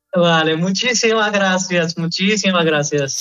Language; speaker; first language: Spanish; non-native, learner; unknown